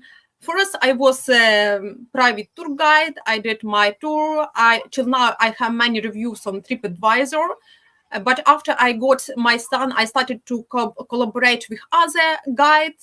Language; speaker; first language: English; non-native, fluent; Ukrainian